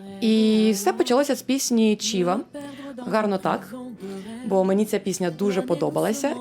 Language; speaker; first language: Ukrainian; non-native, local second language; Russian